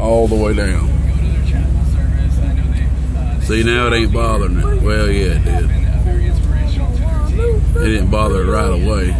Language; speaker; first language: English; native; English